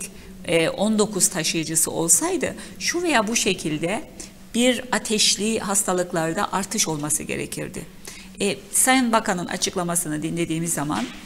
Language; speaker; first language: Turkish; native; Turkish